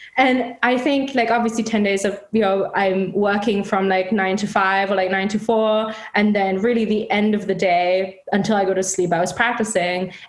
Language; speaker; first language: English; non-native, fluent; German